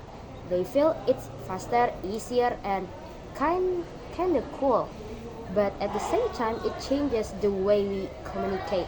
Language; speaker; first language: English; non-native, learner; Indonesian